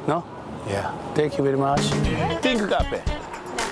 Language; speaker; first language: English; non-native, learner; Korean